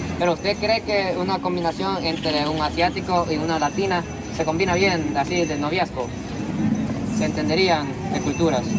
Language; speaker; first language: Spanish; non-native, fluent; Japanese